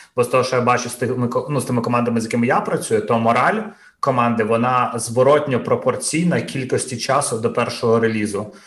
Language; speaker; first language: Ukrainian; non-native, local second language; Russian